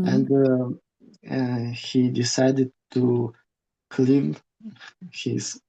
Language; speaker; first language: English; non-native, learner; Russian